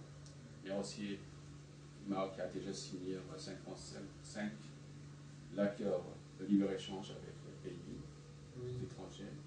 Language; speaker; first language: French; non-native, fluent; Chinese